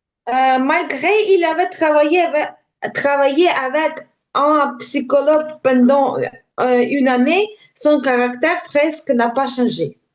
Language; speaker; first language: French; non-native, learner; Ukrainian